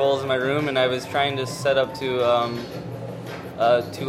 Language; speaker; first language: English; native; English